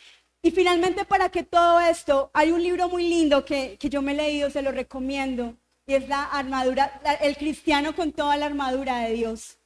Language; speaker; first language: Spanish; native; Spanish